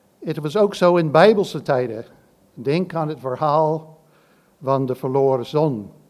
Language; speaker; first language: Dutch; non-native, fluent; English